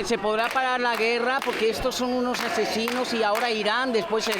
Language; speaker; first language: Spanish; non-native, local second language; Catalan